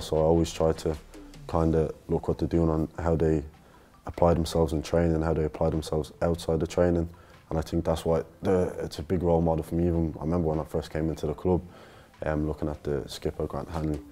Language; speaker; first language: English; native; English